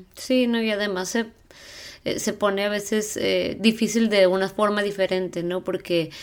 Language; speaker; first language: Spanish; native; Spanish